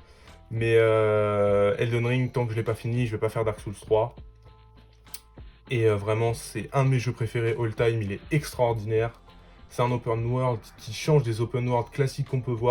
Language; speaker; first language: French; native; French